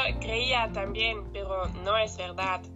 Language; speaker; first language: Spanish; non-native, learner; German